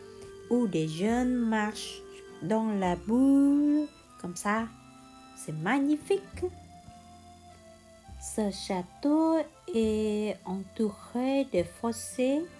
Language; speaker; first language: French; non-native, learner; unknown